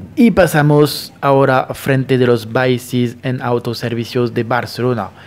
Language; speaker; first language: Spanish; non-native, fluent; French